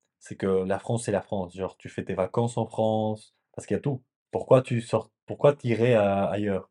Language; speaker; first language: French; non-native, fluent; Spanish